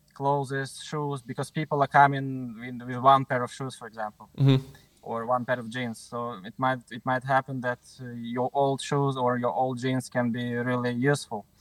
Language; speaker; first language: English; non-native, fluent; Ukrainian